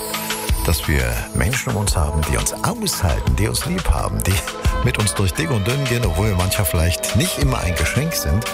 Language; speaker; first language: German; native; German